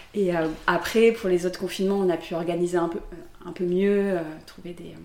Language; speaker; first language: French; native; French